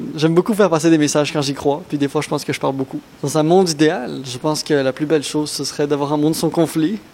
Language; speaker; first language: French; non-native, local second language; Arabic